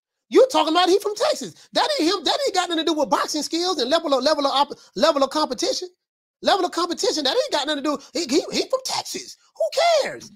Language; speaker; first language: English; native; English